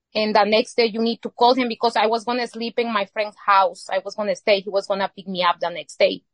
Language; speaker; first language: English; non-native, fluent; Spanish